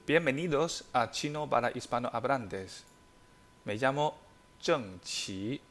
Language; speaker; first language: Spanish; non-native, fluent; Chinese